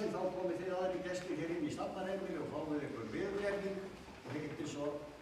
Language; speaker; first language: Icelandic; native; Icelandic